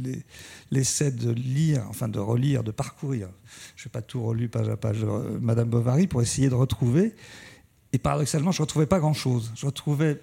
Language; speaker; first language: French; native; French